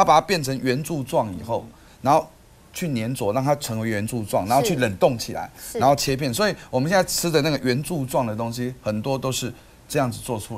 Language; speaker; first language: Chinese; native; Chinese